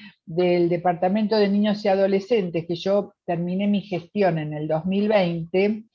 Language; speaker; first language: Spanish; native; Spanish